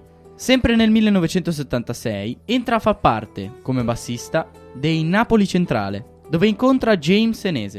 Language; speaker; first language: Italian; native; Italian